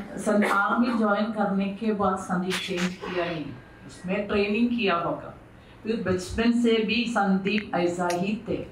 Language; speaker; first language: Hindi; non-native, local second language; Malayalam